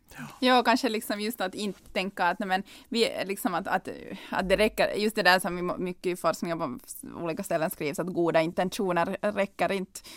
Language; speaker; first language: Swedish; native; Swedish